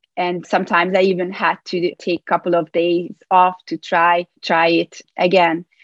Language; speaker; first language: English; non-native, fluent; Hungarian